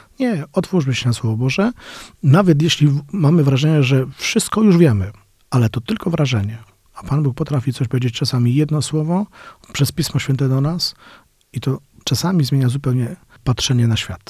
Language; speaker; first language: Polish; native; Polish